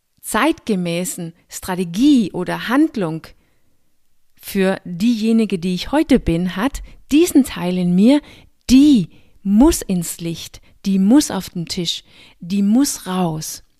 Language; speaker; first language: German; non-native, fluent; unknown